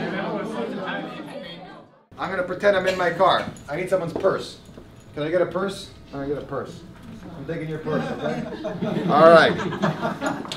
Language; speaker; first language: English; native; English